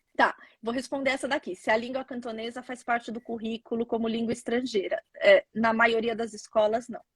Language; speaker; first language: Portuguese; native; Portuguese